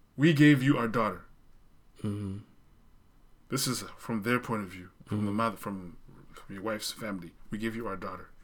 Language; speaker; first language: English; non-native, local second language; Shona